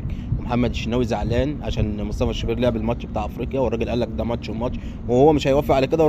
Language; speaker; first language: Arabic; native; Arabic